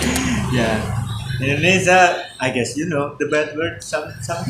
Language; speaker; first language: English; non-native, learner; Indonesian